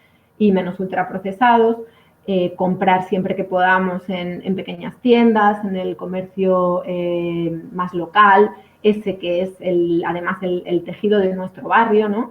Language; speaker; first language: Spanish; native; Spanish